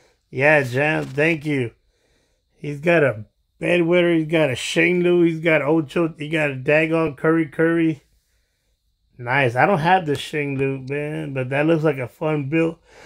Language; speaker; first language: English; early bilingual, other home language; Spanish